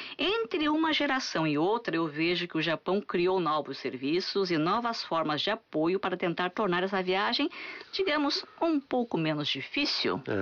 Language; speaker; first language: Portuguese; native; Portuguese